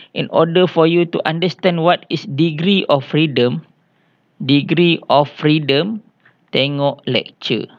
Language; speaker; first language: English; non-native, local second language; Malay